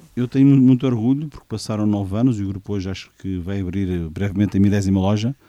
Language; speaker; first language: Portuguese; native; Portuguese